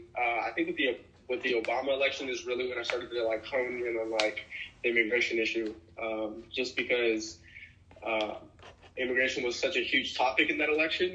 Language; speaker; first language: English; native; English